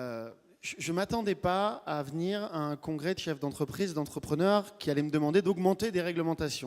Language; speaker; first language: French; native; French